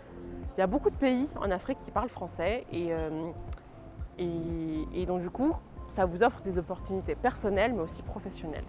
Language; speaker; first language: French; native; French